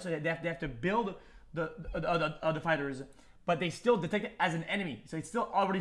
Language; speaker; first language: English; non-native, local second language; French